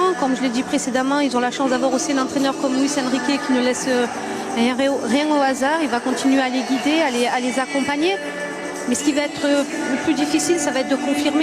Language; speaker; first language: French; native; French